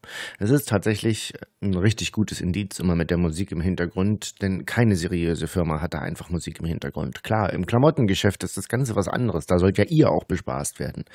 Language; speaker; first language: German; native; German